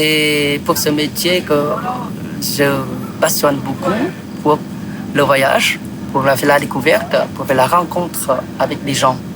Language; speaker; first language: French; non-native, fluent; Vietnamese